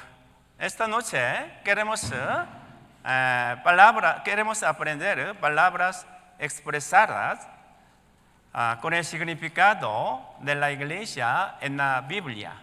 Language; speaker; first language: Spanish; non-native, learner; Korean